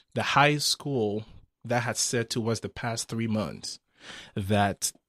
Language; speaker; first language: English; non-native, local second language; Akan